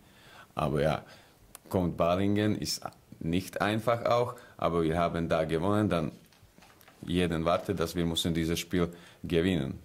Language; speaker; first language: German; non-native, learner; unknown